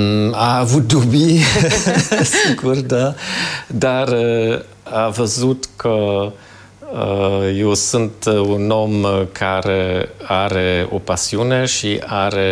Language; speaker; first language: Romanian; non-native, fluent; German